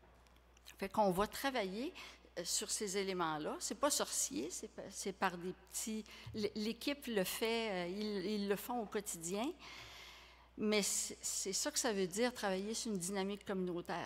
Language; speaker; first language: French; native; French